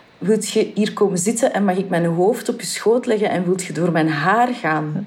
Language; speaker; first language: Dutch; native; Dutch